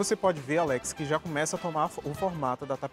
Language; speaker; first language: Portuguese; native; Portuguese